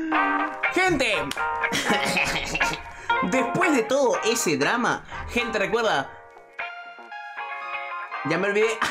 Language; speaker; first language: Spanish; native; Spanish